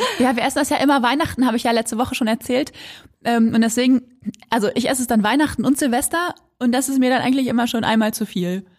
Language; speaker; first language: German; native; German